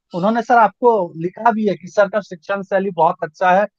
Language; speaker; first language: Hindi; native; Hindi